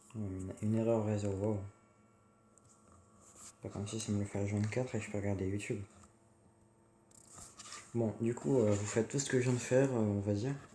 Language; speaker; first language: French; native; French